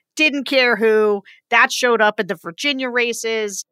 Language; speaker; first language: English; native; English